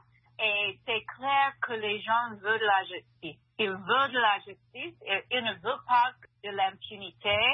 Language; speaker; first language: French; non-native, fluent; English